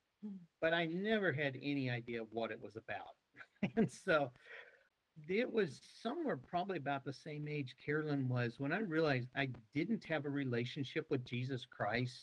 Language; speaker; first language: English; native; English